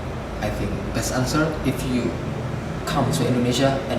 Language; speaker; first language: English; non-native, fluent; Indonesian